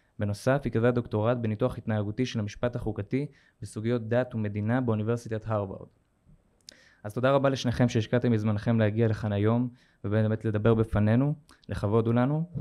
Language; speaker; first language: Hebrew; native; Hebrew